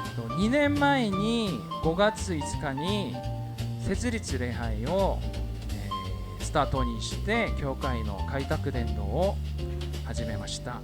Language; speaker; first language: Japanese; non-native, fluent; Korean